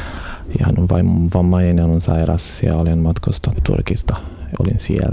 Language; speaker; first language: Finnish; non-native, learner; Arabic